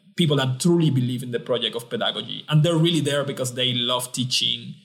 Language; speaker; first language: English; non-native, fluent; Spanish